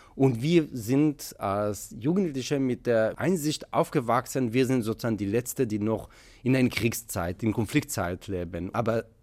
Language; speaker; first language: German; non-native, fluent; Hebrew